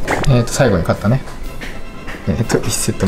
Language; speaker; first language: Japanese; native; Japanese